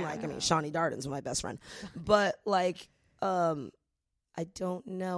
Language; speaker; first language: English; native; English